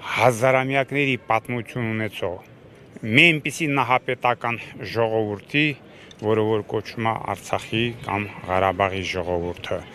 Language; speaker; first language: Armenian; native; Armenian